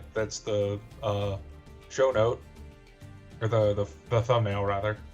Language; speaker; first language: English; native; English